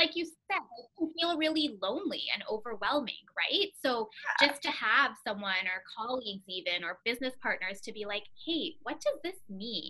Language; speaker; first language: English; native; English